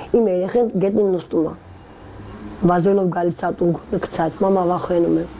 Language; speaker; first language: Armenian; native; Armenian